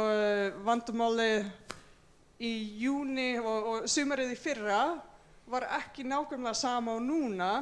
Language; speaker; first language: Icelandic; non-native, fluent; English